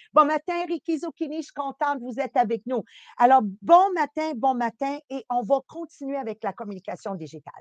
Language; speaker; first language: French; early bilingual, other home language; Italian